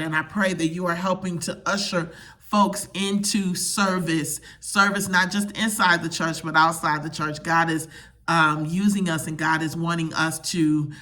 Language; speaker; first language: English; native; English